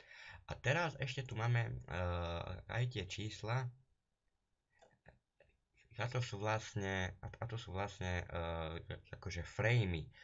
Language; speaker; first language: Slovak; native; Slovak